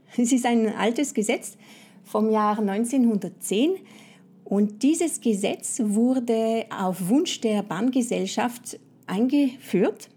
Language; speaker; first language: German; non-native, fluent; French